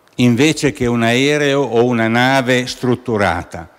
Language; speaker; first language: Italian; native; Italian